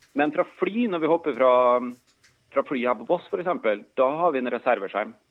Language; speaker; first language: Norwegian; native; Norwegian